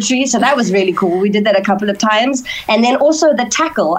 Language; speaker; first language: English; native; English